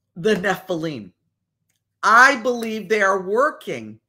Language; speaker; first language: English; native; English